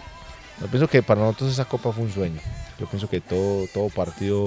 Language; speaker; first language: Spanish; native; Spanish